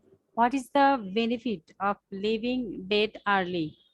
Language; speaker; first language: English; non-native, learner; Bangla